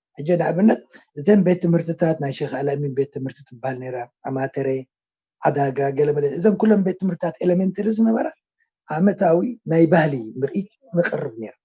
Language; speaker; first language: Tigrinya; non-native, local second language; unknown